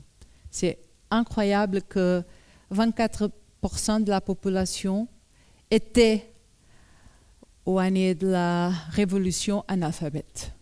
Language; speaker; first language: French; non-native, learner; Portuguese